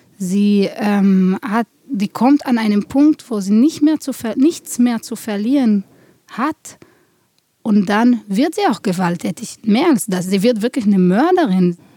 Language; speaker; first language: German; non-native, fluent; Hebrew